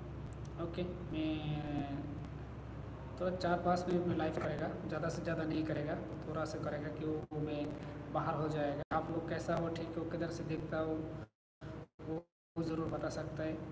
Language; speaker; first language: Hindi; non-native, learner; Bangla